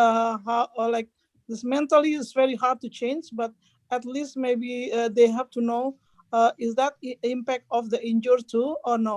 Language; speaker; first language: English; non-native, learner; Indonesian